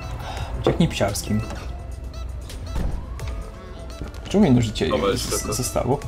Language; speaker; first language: Polish; native; Polish